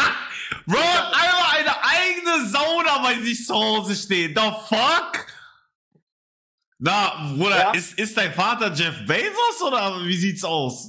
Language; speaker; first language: German; native; German